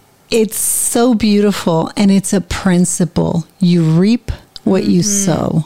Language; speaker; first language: English; native; English